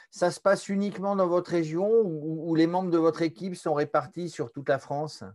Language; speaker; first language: French; native; French